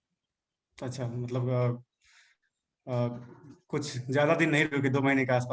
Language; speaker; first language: Hindi; native; Hindi